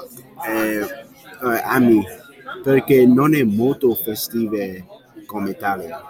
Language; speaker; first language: Italian; non-native, learner; English